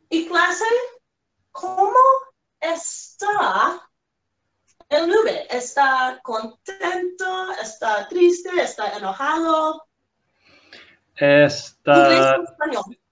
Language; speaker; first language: Spanish; non-native, fluent; English